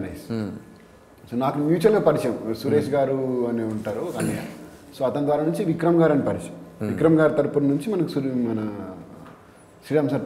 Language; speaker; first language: Telugu; native; Telugu